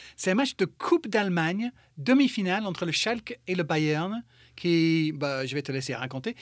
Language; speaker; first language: French; non-native, fluent; English